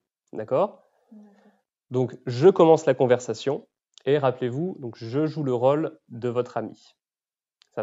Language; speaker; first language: French; native; French